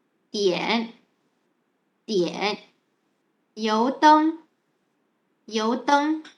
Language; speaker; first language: Chinese; non-native, fluent; Malay